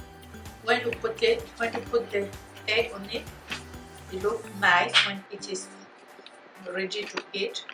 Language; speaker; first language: English; non-native, fluent; French